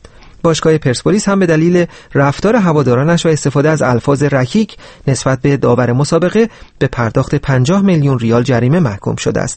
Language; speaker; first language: Persian; native; Persian